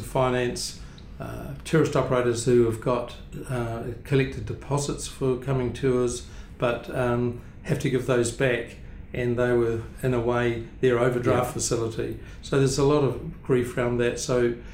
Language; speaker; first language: English; native; English